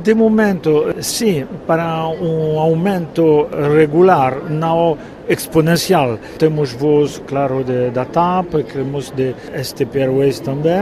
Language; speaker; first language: Portuguese; non-native, fluent; French